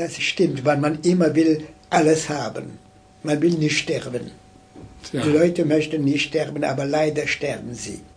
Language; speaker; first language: German; non-native, fluent; French